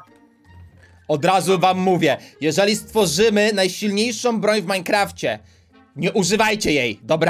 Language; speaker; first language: Polish; native; Polish